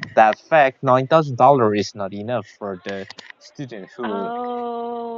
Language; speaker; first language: English; non-native, learner; Korean